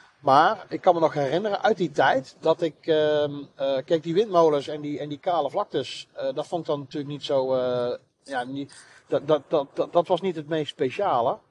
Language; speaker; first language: Dutch; native; Dutch